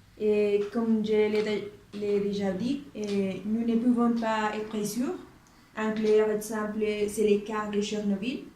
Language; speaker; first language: French; non-native, learner; Spanish